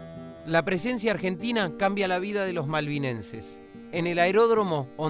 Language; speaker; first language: Spanish; native; Spanish